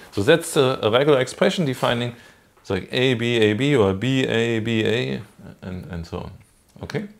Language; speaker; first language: English; non-native, fluent; German